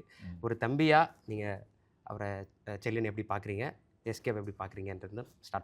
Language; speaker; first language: Tamil; native; Tamil